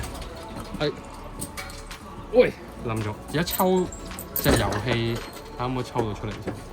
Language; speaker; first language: Chinese; native; Chinese